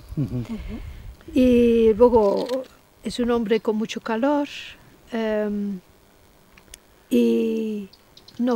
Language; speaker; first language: Spanish; non-native, fluent; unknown